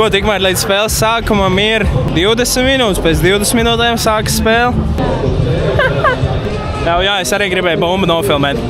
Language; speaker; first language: Latvian; native; Latvian